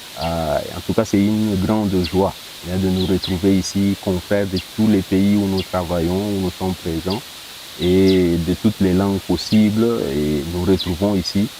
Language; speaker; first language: French; non-native, local second language; Swahili